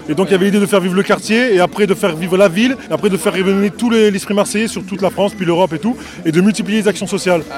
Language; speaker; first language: French; native; French